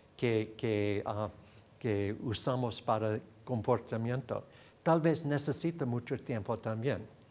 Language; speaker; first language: Spanish; non-native, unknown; English